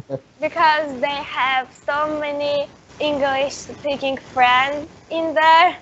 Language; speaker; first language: English; non-native, learner; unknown